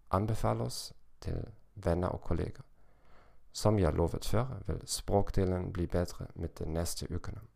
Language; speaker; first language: Norwegian; non-native, learner; German